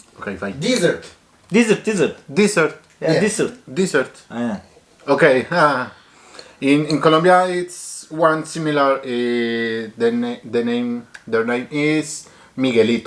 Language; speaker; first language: English; non-native, learner; Spanish